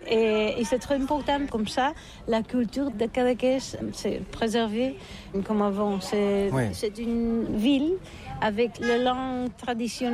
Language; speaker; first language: French; non-native, learner; Catalan